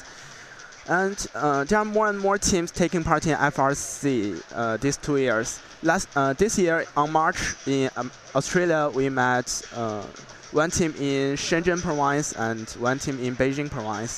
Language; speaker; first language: English; non-native, learner; Chinese